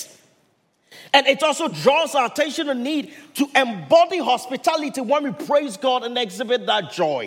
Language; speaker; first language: English; non-native, local second language; Akan